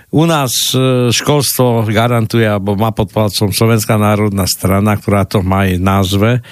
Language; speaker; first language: Slovak; native; Slovak